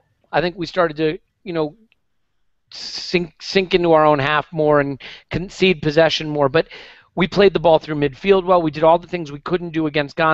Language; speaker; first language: English; native; English